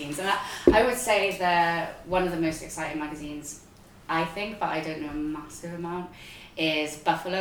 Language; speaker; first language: English; native; English